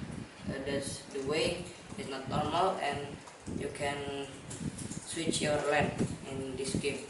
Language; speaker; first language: English; non-native, learner; Indonesian